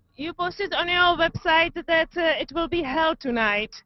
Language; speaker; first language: English; non-native, fluent; Czech